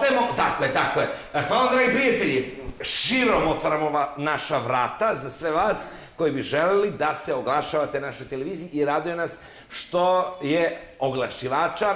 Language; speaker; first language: Serbian; native; Serbian